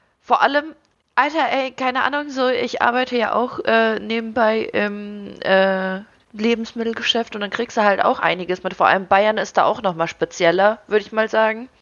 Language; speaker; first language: German; early bilingual, other home language; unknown